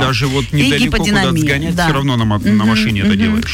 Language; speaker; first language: Russian; native; Russian